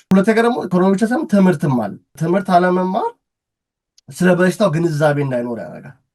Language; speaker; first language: Amharic; native; Amharic